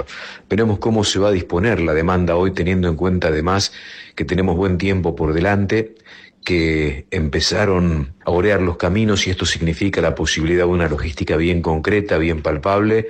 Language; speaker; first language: Spanish; native; Spanish